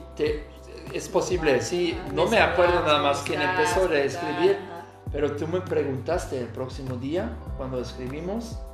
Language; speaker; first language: Spanish; non-native, learner; German